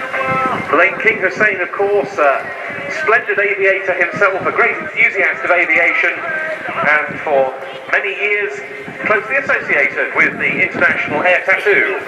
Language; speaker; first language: English; native; English